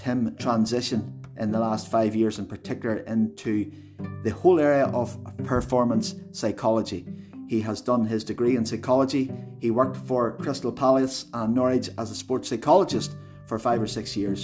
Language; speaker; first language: English; native; English